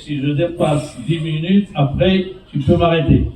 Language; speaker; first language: French; non-native, local second language; Arabic